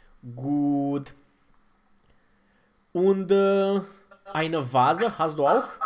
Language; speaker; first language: German; non-native, fluent; Romanian